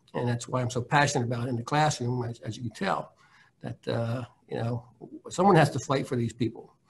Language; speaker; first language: English; native; English